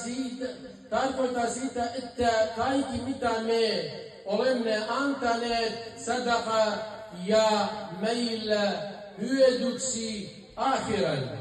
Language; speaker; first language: Finnish; non-native, fluent; Arabic